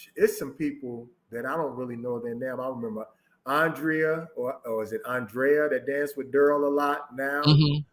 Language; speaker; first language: English; native; English